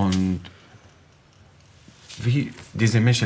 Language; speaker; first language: German; non-native, learner; Arabic